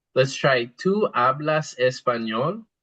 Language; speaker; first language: Spanish; non-native, fluent; English